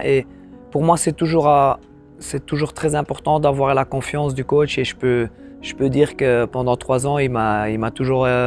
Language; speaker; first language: French; non-native, local second language; Dutch